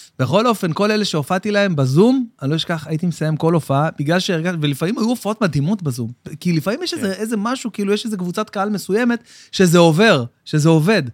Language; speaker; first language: Hebrew; native; Hebrew